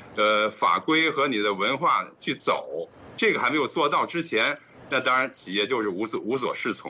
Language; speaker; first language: Chinese; native; Chinese